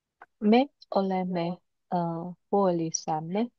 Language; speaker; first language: Finnish; non-native, learner; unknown